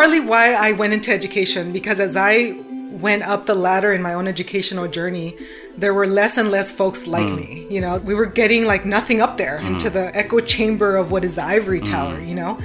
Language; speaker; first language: English; early bilingual, other home language; Spanish